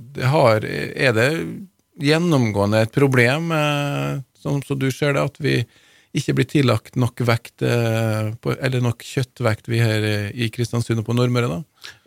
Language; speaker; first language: Norwegian; native; Norwegian